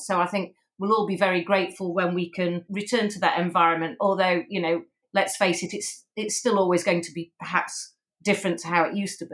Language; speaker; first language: English; native; English